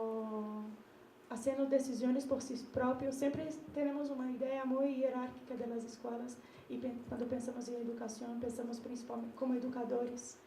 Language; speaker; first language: Spanish; non-native, learner; Portuguese